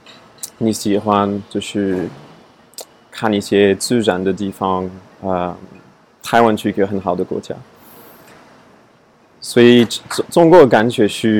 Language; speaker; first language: Chinese; non-native, fluent; French